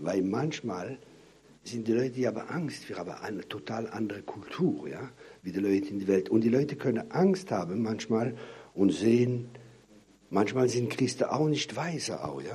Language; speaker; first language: German; non-native, fluent; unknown